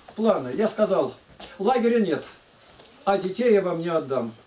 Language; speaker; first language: Russian; native; Russian